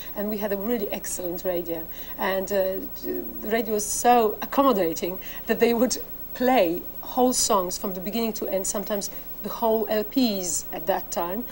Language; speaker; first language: English; non-native, fluent; Polish